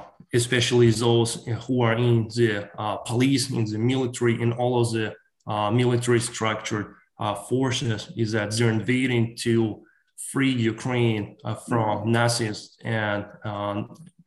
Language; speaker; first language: English; non-native, fluent; Ukrainian